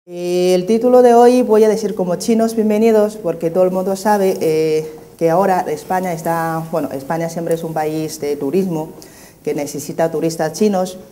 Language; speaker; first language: Spanish; non-native, fluent; Chinese